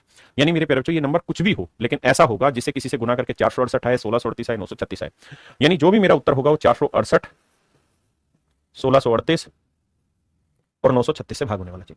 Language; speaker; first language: Hindi; native; Hindi